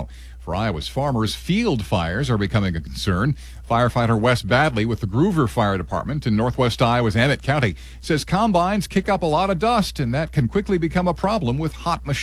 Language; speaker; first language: English; native; English